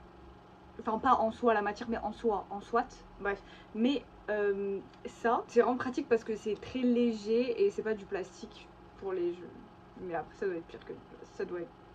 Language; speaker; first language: French; native; French